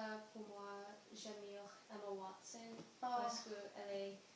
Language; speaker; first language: French; non-native, learner; English